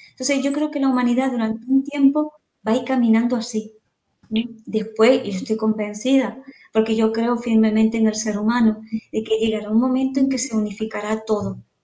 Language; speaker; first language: Spanish; native; Spanish